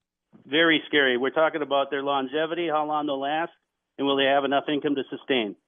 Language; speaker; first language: English; native; English